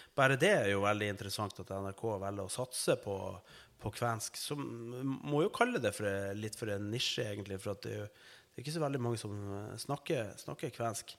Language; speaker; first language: Norwegian; native; Norwegian